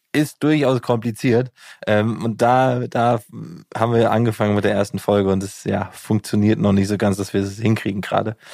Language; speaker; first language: German; native; German